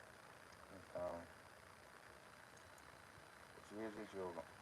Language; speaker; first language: Portuguese; non-native, fluent; English